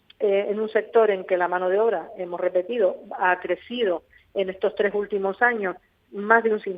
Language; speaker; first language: Spanish; native; Spanish